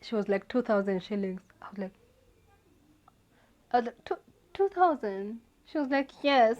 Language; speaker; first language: English; non-native, local second language; Swahili